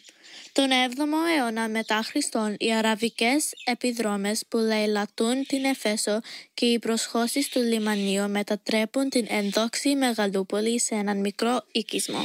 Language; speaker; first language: Greek; early bilingual, heritage; Greek